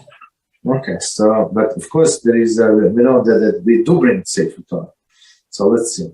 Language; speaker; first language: English; non-native, fluent; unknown